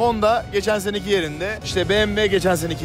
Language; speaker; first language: Turkish; native; Turkish